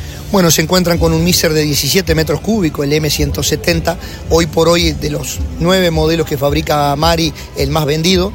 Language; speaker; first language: Spanish; native; Spanish